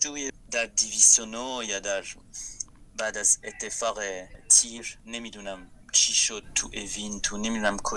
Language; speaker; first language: Persian; non-native, fluent; French